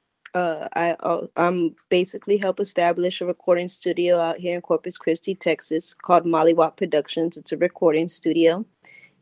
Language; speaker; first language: English; native; English